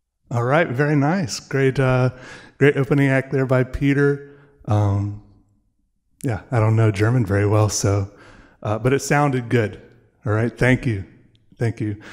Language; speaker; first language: English; native; English